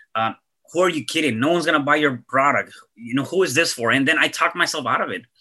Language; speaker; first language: English; early bilingual, other home language; Spanish